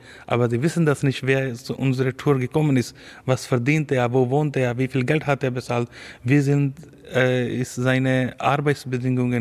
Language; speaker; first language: German; non-native, learner; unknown